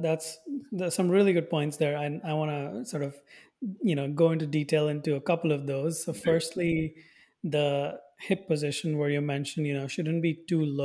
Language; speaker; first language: English; non-native, local second language; Hindi